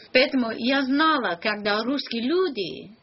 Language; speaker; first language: Russian; non-native, learner; English